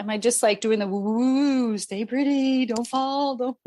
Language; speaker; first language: English; native; English